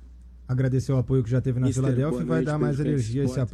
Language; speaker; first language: Portuguese; native; Portuguese